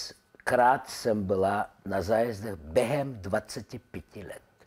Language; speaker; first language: Czech; non-native, learner; Russian